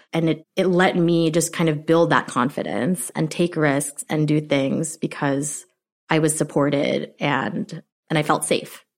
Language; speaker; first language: English; early bilingual, other home language; Filipino